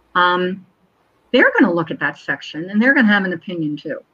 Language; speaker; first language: English; native; English